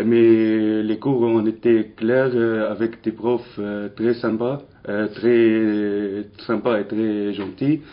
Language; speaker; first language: French; non-native, local second language; Arabic